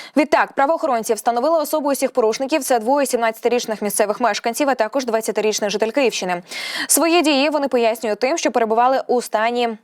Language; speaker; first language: Ukrainian; native; Ukrainian